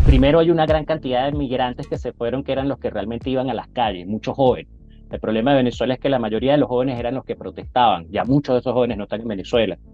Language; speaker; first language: Spanish; native; Spanish